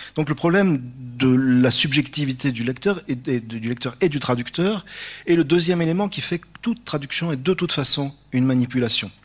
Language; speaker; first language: French; native; French